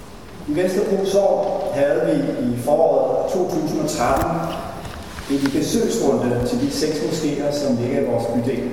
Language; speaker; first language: Danish; native; Danish